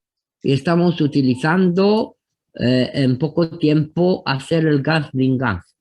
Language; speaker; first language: Spanish; non-native, fluent; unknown